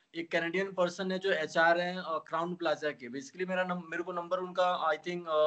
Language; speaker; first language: Hindi; native; Hindi